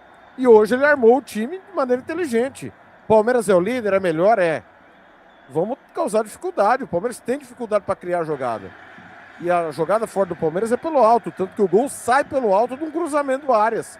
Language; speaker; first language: Portuguese; native; Portuguese